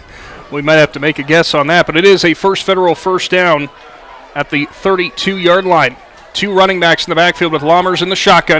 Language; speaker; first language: English; native; English